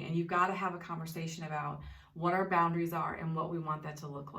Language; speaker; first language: English; native; English